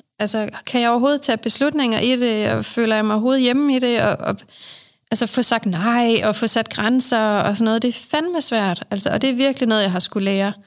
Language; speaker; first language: Danish; native; Danish